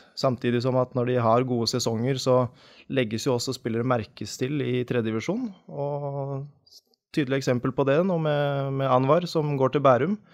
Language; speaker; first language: Norwegian; native; Norwegian